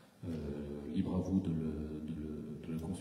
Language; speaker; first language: French; native; French